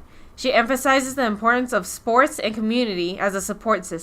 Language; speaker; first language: English; native; English